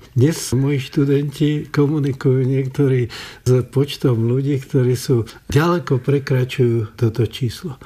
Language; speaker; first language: Slovak; native; Slovak